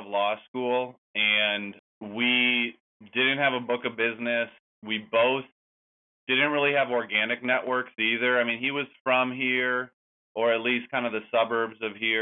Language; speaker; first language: English; native; English